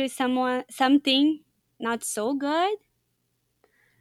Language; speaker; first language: English; non-native, fluent; Portuguese